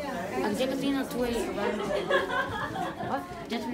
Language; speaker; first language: Russian; early bilingual, heritage; Russian